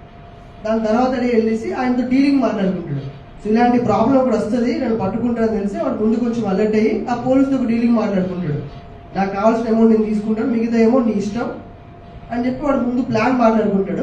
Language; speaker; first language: Telugu; native; Telugu